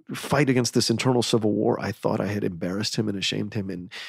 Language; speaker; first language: English; native; English